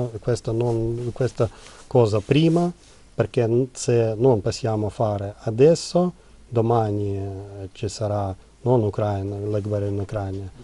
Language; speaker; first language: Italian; non-native, learner; Ukrainian